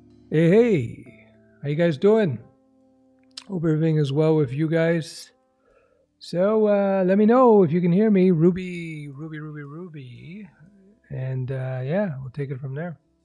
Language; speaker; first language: English; early bilingual, other home language; French